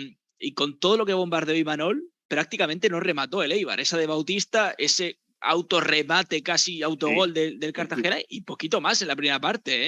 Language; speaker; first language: Spanish; native; Spanish